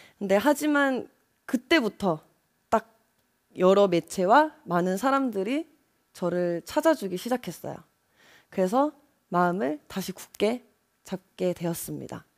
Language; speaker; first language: Korean; native; Korean